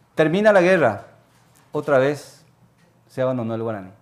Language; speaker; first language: Spanish; native; Spanish